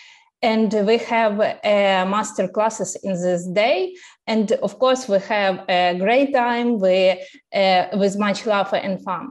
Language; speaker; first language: English; non-native, fluent; Ukrainian